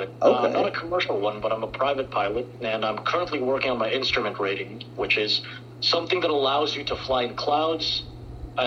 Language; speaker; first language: English; early bilingual, other home language; Filipino